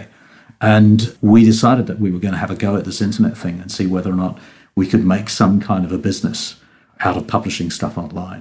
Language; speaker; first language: English; native; English